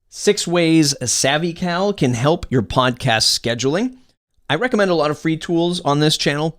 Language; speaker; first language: English; native; English